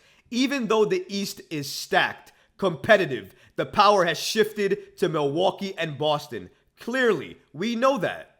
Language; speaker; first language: English; native; English